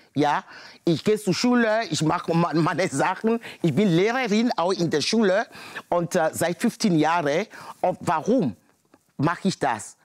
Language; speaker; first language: German; non-native, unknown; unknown